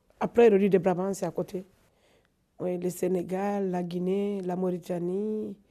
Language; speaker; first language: French; non-native, local second language; Fula